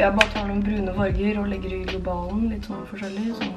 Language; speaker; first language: Norwegian; native; Norwegian